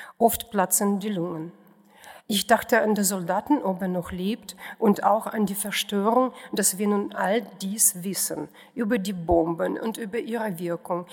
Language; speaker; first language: German; non-native, fluent; Russian